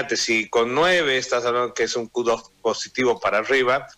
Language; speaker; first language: Spanish; native; Spanish